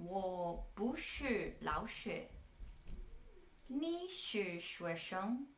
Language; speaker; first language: Chinese; non-native, learner; English